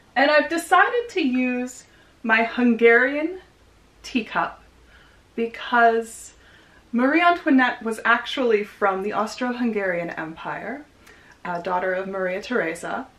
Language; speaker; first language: English; native; English